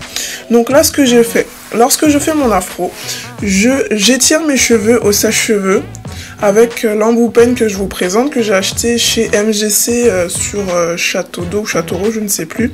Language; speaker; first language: French; native; French